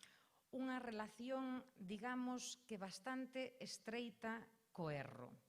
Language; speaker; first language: Galician; native; Galician